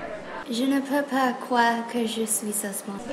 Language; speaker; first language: French; non-native, learner; English